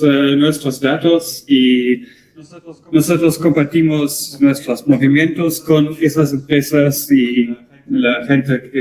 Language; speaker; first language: Spanish; non-native, learner; German